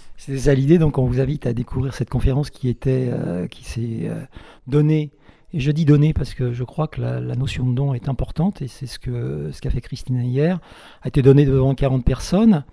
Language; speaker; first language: French; native; French